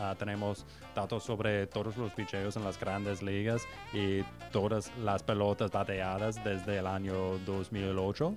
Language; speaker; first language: Spanish; non-native, learner; English